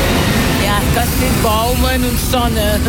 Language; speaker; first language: German; non-native, learner; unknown